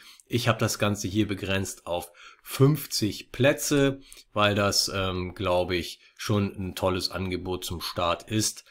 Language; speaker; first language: German; native; German